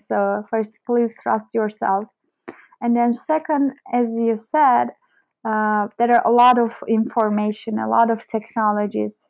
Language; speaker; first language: English; non-native, fluent; Turkish